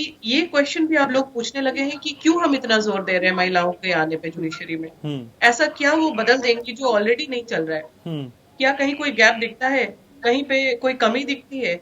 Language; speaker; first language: Hindi; native; Hindi